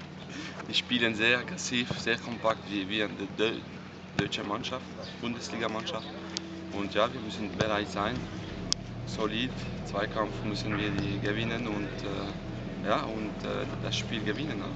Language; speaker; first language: German; non-native, local second language; French